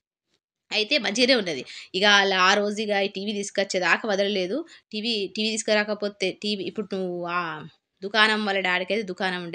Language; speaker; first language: Telugu; native; Telugu